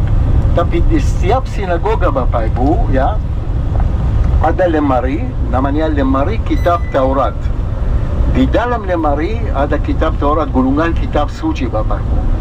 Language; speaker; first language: Indonesian; non-native, fluent; Hebrew